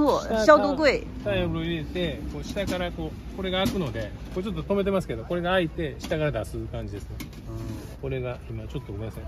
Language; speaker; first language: Japanese; native; Japanese